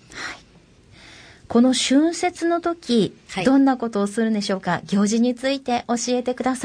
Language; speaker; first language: Japanese; native; Japanese